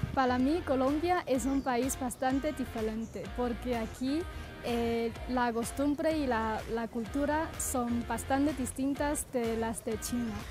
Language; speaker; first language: Spanish; non-native, fluent; Chinese